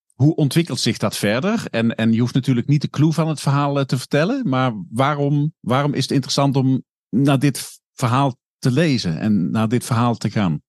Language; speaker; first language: Dutch; native; Dutch